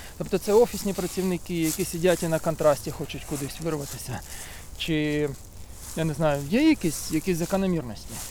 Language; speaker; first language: Ukrainian; native; Ukrainian